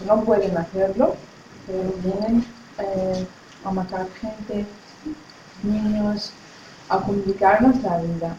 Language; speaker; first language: Spanish; non-native, fluent; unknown